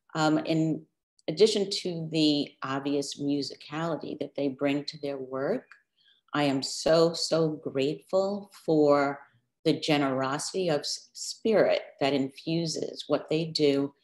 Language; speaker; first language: English; native; English